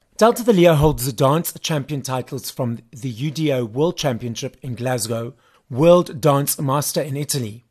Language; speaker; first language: English; native; English